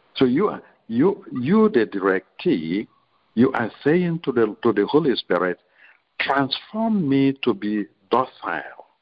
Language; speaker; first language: English; non-native, local second language; Igbo